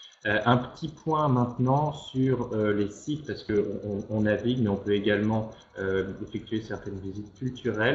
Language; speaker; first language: French; native; French